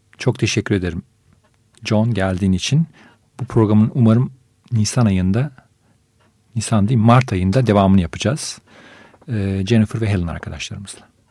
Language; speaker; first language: Turkish; native; Turkish